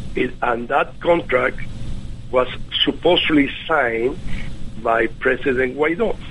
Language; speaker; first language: English; non-native, fluent; Spanish